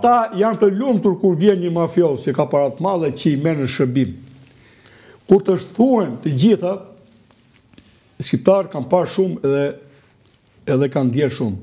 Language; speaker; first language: Albanian; native; Albanian